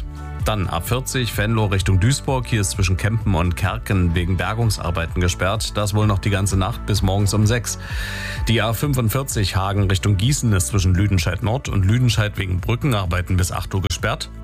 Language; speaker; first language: German; native; German